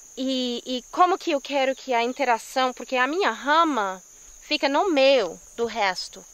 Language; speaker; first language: Portuguese; non-native, fluent; English